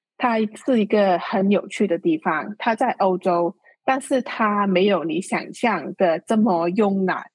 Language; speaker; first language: Chinese; non-native, local second language; Cantonese